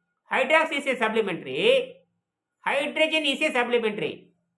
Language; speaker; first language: English; non-native, local second language; Tamil